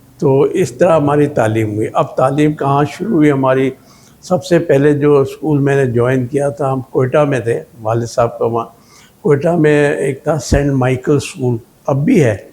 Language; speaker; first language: Urdu; native; Urdu